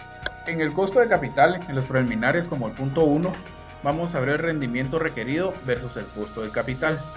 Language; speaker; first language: Spanish; native; Spanish